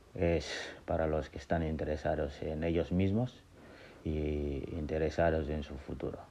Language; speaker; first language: Spanish; non-native, fluent; Wolof